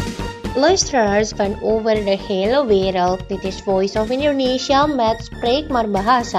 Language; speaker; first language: Dutch; non-native, learner; Indonesian